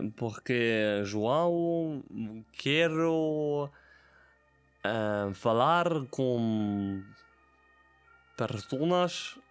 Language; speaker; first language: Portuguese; non-native, learner; German